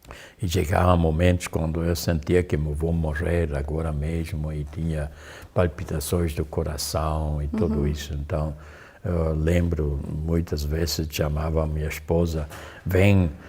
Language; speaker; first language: Portuguese; non-native, fluent; German